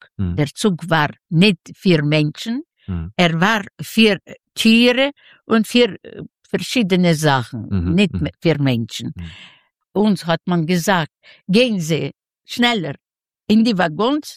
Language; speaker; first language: German; non-native, fluent; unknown